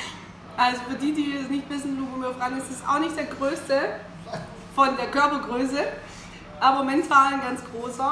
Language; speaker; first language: German; native; German